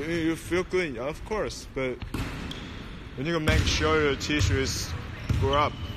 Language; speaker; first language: English; non-native, learner; Chinese